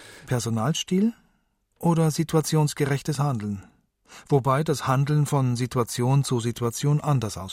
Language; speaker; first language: German; native; German